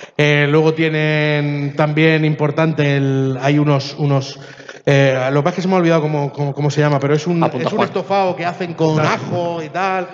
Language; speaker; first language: Spanish; early bilingual, other home language; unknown